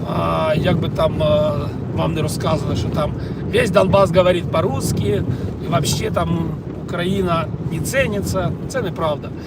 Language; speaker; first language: Ukrainian; non-native, local second language; Russian